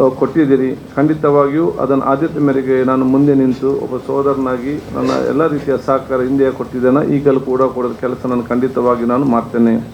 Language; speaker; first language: Kannada; non-native, local second language; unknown